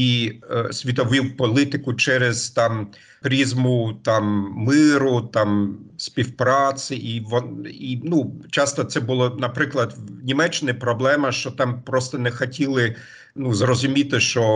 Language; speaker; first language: Ukrainian; non-native, fluent; German